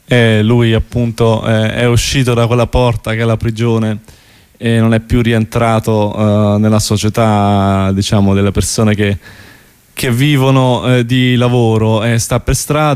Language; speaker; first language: Italian; native; Italian